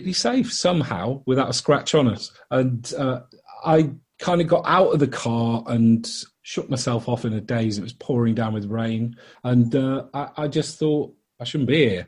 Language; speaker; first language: English; native; English